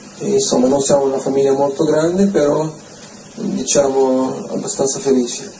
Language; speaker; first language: Italian; non-native, fluent; Portuguese